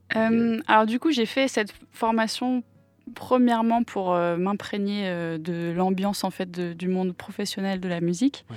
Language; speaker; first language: French; non-native, local second language; English